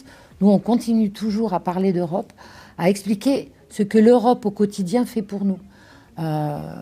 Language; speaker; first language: French; native; French